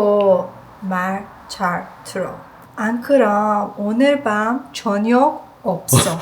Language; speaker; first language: Korean; non-native, learner; Persian